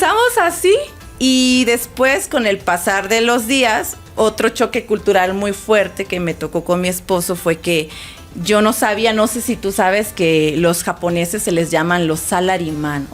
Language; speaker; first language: Spanish; native; Spanish